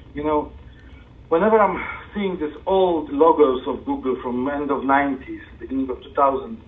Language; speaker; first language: English; non-native, fluent; Polish